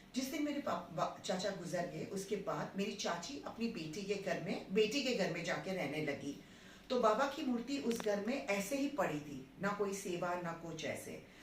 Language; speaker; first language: Hindi; native; Hindi